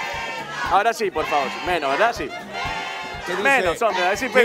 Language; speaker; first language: Spanish; native; Spanish